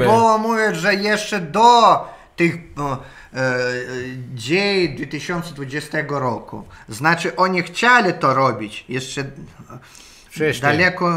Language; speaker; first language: Polish; non-native, learner; Russian